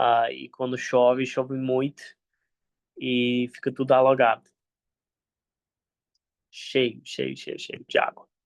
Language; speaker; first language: Portuguese; non-native, fluent; English